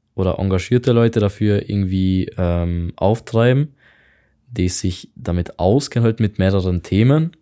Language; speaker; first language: German; non-native, fluent; Hungarian